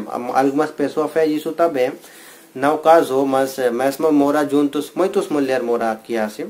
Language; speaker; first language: Portuguese; non-native, learner; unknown